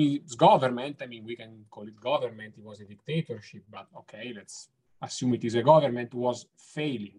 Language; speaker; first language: English; non-native, fluent; Italian